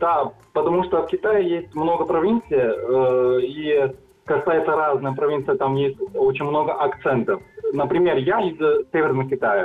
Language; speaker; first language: Russian; non-native, fluent; Chinese